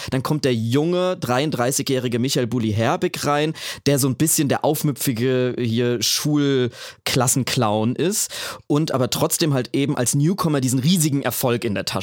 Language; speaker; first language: German; native; German